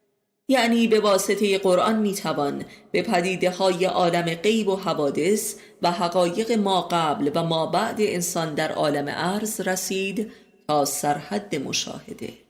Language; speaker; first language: Persian; native; Persian